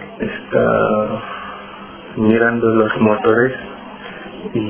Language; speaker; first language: Spanish; non-native, learner; Wolof